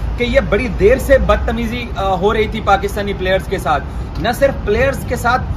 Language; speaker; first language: Urdu; native; Urdu